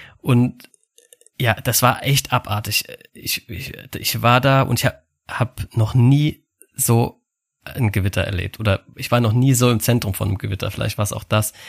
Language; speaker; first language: German; native; German